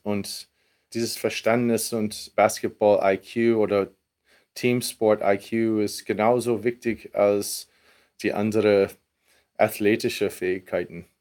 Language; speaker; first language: German; non-native, fluent; English